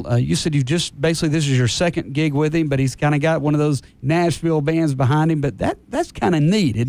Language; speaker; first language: English; native; English